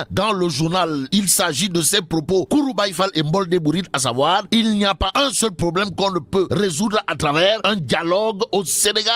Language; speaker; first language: French; non-native, local second language; Wolof